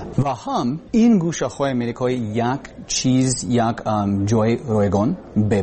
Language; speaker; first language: Persian; non-native, learner; English